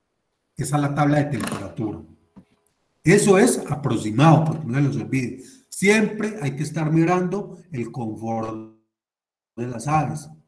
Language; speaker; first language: Spanish; native; Spanish